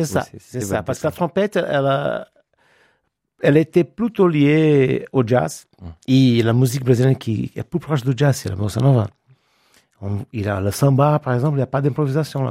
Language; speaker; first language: French; non-native, fluent; Portuguese